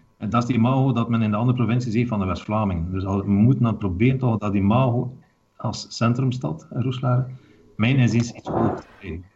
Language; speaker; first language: Dutch; native; Dutch